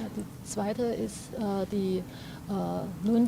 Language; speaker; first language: German; non-native, fluent; Chinese